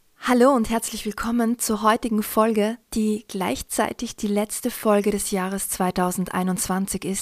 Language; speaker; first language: German; native; German